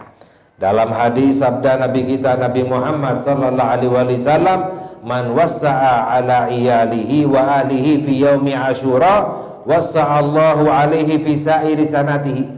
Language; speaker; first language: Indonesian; native; Indonesian